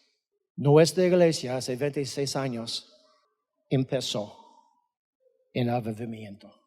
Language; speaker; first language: Spanish; non-native, fluent; English